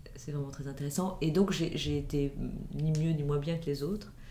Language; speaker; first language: French; native; French